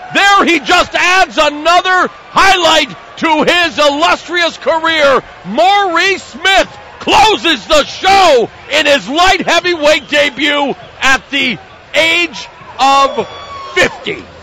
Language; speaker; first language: English; native; English